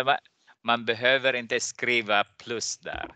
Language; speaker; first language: Swedish; non-native, fluent; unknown